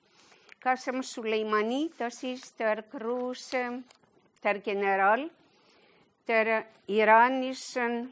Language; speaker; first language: German; non-native, fluent; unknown